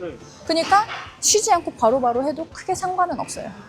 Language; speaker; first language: Korean; native; Korean